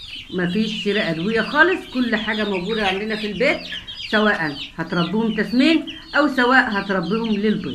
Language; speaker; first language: Arabic; native; Arabic